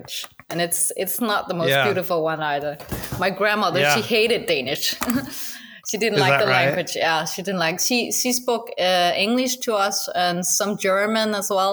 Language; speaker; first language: English; non-native, fluent; Danish